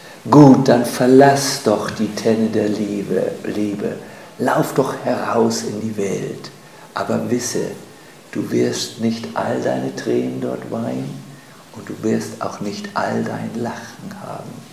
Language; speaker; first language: German; native; German